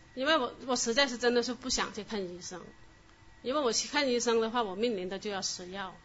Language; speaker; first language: Chinese; non-native, local second language; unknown